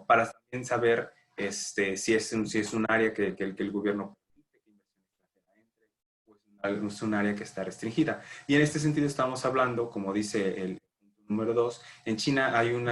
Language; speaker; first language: Spanish; native; Spanish